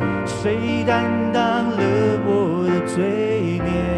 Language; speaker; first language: Chinese; native; Chinese